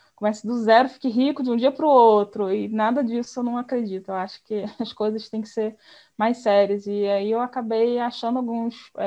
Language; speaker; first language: Portuguese; native; Portuguese